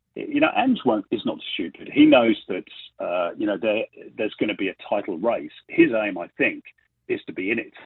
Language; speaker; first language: English; native; English